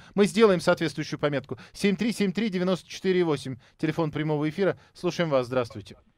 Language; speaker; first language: Russian; native; Russian